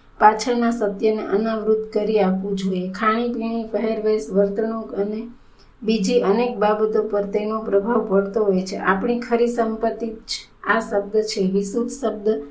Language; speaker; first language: Gujarati; native; Gujarati